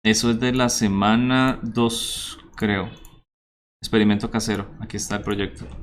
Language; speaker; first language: Spanish; native; Spanish